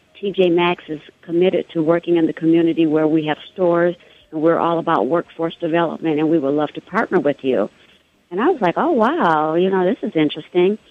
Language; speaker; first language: English; native; English